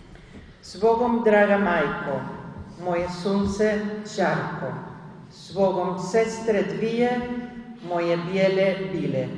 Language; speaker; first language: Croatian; early bilingual, heritage; Spanish